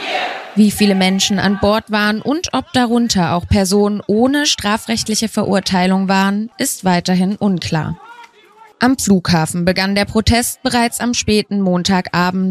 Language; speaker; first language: German; native; German